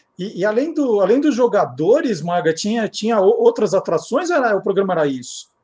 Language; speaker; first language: Portuguese; native; Portuguese